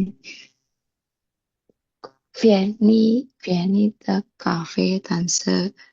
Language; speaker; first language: Chinese; non-native, learner; Indonesian